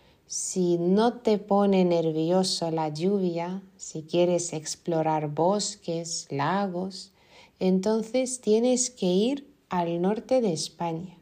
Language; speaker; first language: Spanish; non-native, fluent; Lithuanian